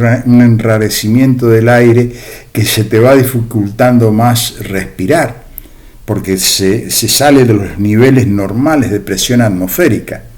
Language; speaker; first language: Spanish; native; Spanish